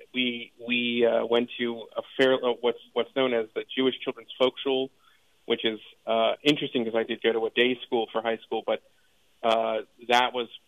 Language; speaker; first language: English; native; English